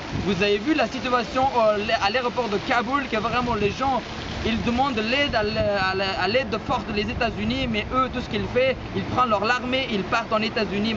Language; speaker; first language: French; non-native, fluent; Persian